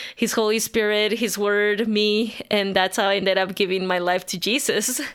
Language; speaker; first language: English; non-native, fluent; Spanish